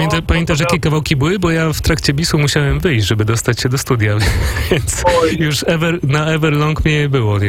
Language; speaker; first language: Polish; native; Polish